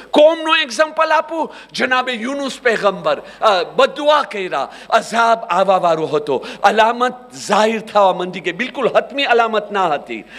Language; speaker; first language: Gujarati; early bilingual, heritage; Gujarati